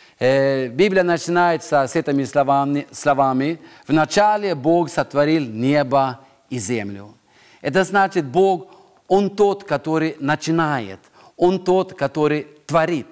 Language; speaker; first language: Russian; non-native, fluent; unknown